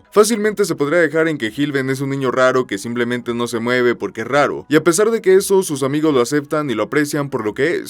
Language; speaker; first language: Spanish; native; Spanish